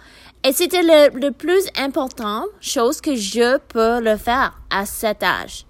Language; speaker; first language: French; non-native, learner; English